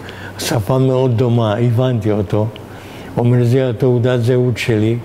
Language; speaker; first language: Hebrew; non-native, fluent; Hungarian